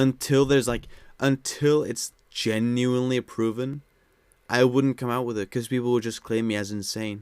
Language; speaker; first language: English; native; English